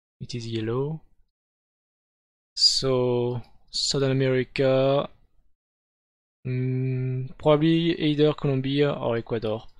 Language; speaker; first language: English; non-native, fluent; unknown